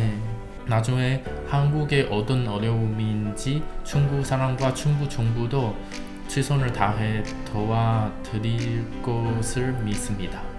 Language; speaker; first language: Korean; non-native, learner; Chinese